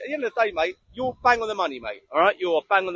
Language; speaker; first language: English; native; English